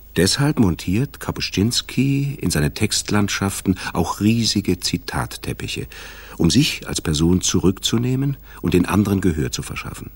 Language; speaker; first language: German; native; German